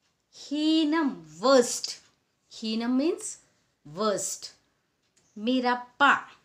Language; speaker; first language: English; non-native, local second language; Telugu